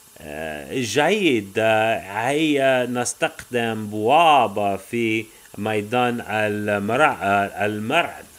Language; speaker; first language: Arabic; non-native, learner; English